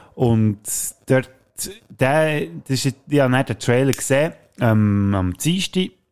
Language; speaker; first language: German; native; German